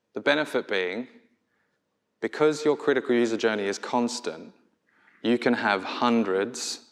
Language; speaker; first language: English; native; English